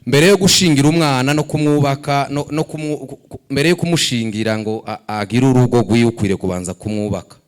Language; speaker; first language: Kinyarwanda; native; Kinyarwanda